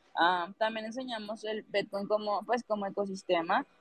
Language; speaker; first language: Spanish; native; Spanish